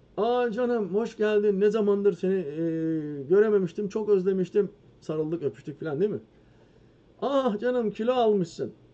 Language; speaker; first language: Turkish; native; Turkish